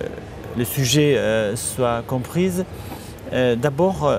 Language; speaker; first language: French; non-native, fluent; Kurdish